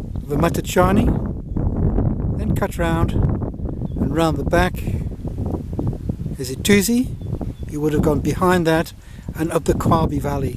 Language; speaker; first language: English; native; English